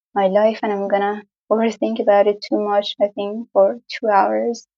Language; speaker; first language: English; non-native, fluent; Persian